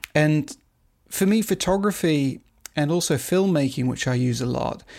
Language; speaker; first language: English; native; English